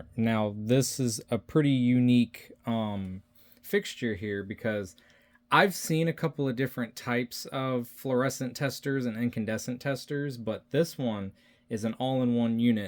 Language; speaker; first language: English; native; English